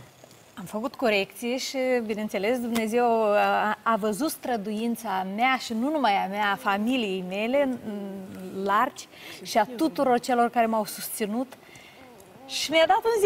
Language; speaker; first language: Romanian; non-native, local second language; Russian